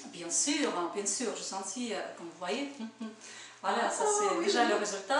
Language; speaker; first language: French; non-native, learner; Russian